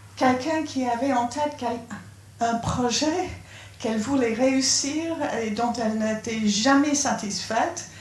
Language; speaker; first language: French; non-native, fluent; English